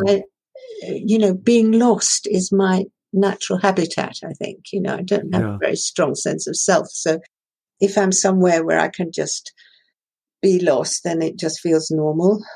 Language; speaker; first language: English; non-native, local second language; Persian